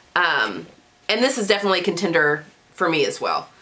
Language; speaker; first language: English; native; English